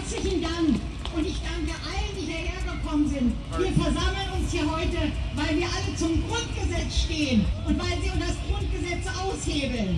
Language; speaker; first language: German; native; German